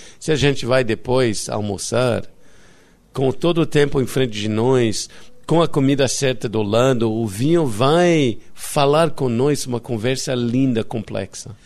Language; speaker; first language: Portuguese; non-native, fluent; English